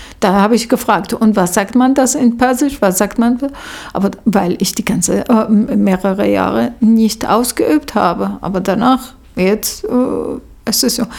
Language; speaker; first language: German; non-native, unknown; Persian